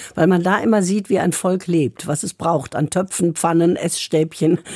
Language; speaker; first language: German; native; German